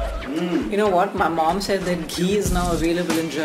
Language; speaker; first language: English; non-native, fluent; German